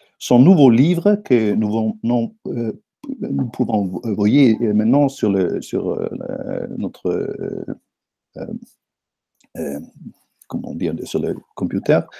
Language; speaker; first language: French; non-native, fluent; Italian